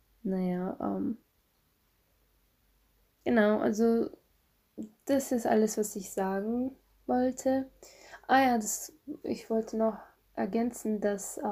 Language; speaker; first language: German; non-native, fluent; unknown